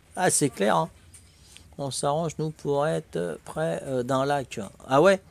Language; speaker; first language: French; native; French